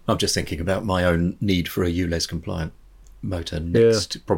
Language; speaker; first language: English; native; English